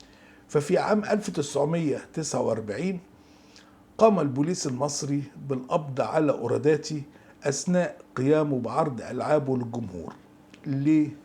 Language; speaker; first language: Arabic; native; Arabic